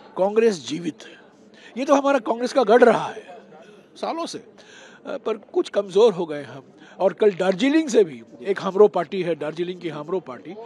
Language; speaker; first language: Hindi; non-native, local second language; Tamil